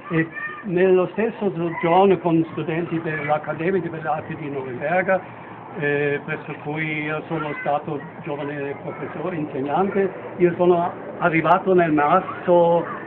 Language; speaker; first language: Italian; non-native, fluent; German